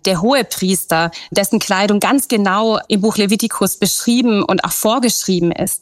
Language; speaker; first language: German; native; German